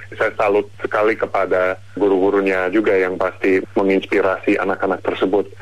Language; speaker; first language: Indonesian; non-native, fluent; English